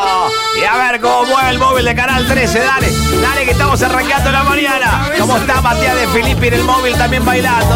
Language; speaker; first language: Spanish; native; Spanish